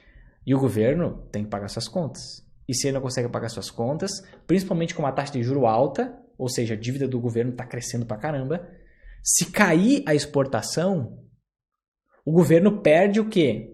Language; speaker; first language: Portuguese; native; Portuguese